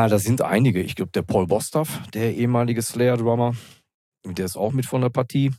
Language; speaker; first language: German; native; German